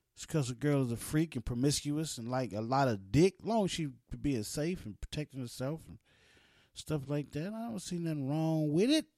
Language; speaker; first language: English; native; English